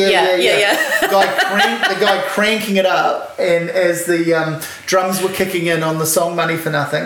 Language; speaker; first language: English; native; English